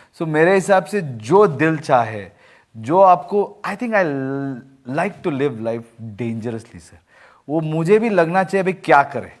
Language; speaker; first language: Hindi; non-native, local second language; Kannada